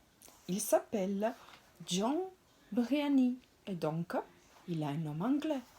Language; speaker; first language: French; non-native, fluent; Italian